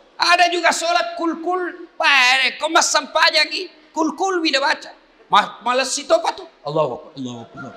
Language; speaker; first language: Indonesian; non-native, local second language; Buginese